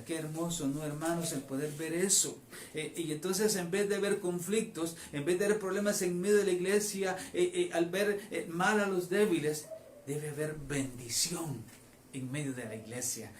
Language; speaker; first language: Spanish; native; Spanish